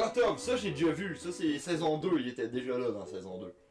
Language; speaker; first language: French; native; French